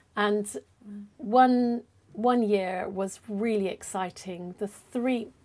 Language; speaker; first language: English; native; English